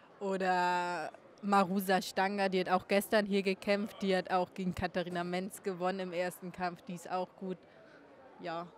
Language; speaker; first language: German; native; German